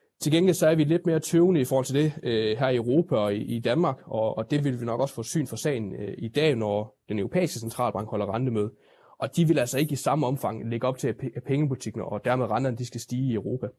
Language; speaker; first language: Danish; native; Danish